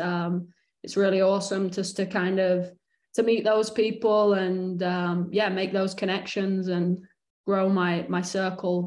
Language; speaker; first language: English; native; English